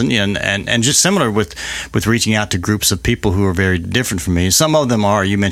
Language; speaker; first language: English; native; English